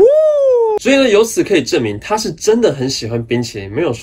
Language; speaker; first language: Chinese; native; Chinese